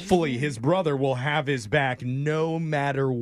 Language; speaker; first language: English; native; English